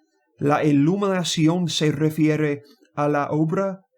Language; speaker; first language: Spanish; non-native, learner; English